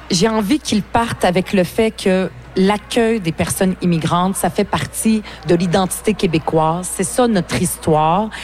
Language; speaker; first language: French; early bilingual, other home language; Arabic